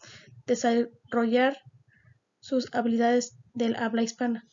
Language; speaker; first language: Spanish; early bilingual, heritage; Spanish